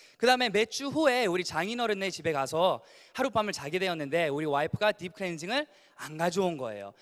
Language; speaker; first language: Korean; early bilingual, heritage; Korean